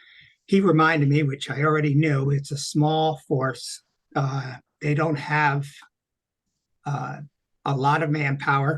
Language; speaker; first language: English; native; English